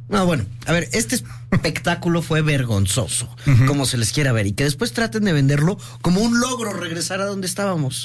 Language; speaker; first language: Spanish; native; Spanish